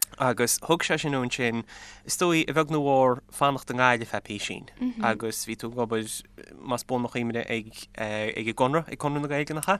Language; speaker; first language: Irish; native; Irish